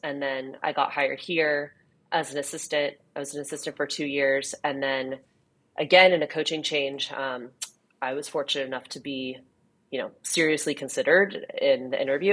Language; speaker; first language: English; native; English